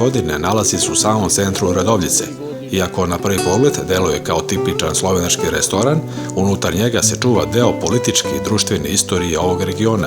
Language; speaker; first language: Serbian; native; Serbian